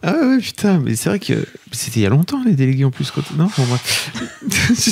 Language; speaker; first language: French; native; French